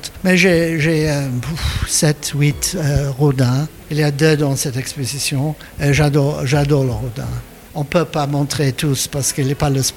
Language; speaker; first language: French; non-native, learner; English